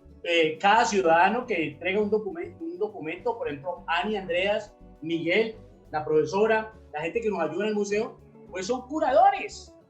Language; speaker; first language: Spanish; native; Spanish